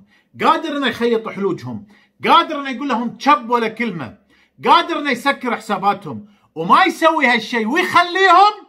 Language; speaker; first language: Arabic; native; Arabic